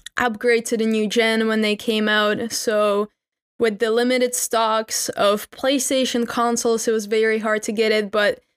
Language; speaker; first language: English; non-native, fluent; Czech